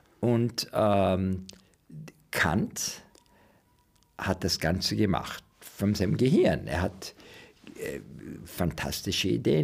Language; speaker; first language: German; non-native, learner; English